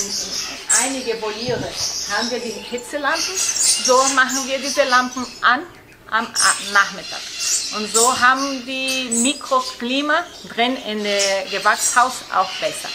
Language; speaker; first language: German; non-native, learner; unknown